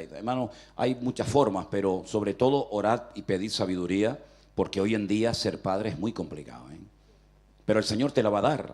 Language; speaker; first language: Spanish; native; Spanish